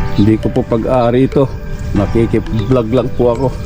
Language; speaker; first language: Filipino; non-native, local second language; Pangasinan